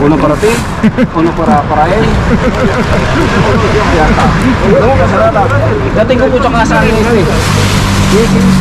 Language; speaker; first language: Spanish; non-native, learner; Filipino